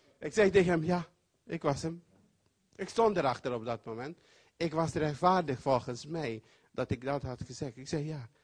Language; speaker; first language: Dutch; non-native, fluent; Papiamento